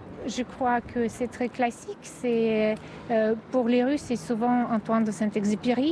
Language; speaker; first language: French; non-native, fluent; Russian